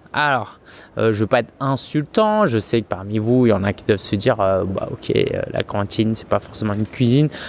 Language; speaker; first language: French; early bilingual, other home language; Chinese